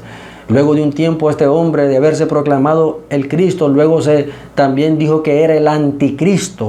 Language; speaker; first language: Spanish; native; Spanish